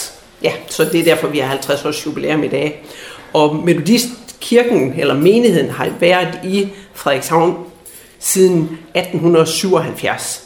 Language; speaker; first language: Danish; native; Danish